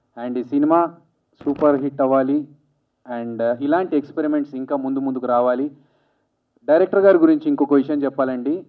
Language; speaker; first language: Telugu; native; Telugu